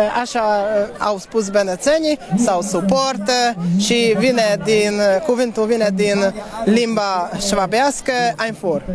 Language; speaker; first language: Romanian; non-native, learner; Hungarian